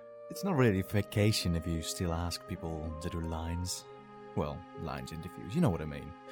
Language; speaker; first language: English; non-native, fluent; Dutch